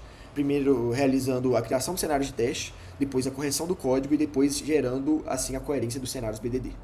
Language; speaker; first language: Portuguese; native; Portuguese